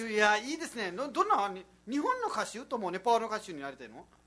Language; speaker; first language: Japanese; non-native, fluent; Nepali